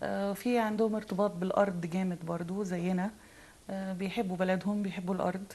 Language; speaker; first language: Arabic; native; Arabic